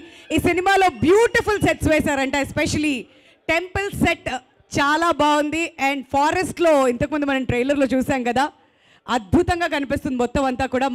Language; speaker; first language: Telugu; native; Telugu